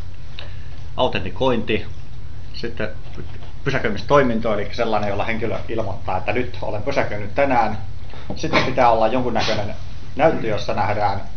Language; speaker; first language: Finnish; native; Finnish